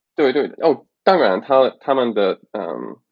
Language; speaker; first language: Chinese; non-native, learner; English